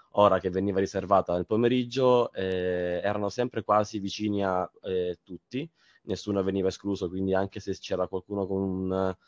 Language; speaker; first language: Italian; native; Italian